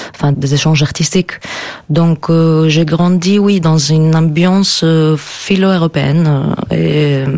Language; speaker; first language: French; non-native, fluent; Greek